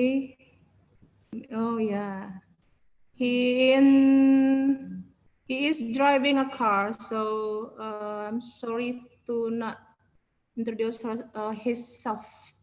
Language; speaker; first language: English; non-native, learner; Indonesian